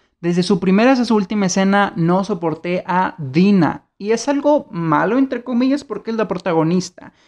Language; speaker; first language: Spanish; native; Spanish